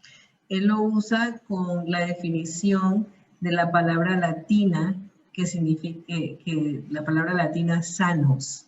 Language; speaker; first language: Spanish; early bilingual, heritage; Spanish